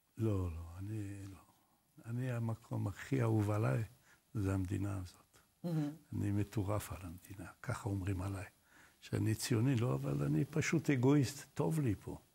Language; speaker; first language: Hebrew; non-native, fluent; Arabic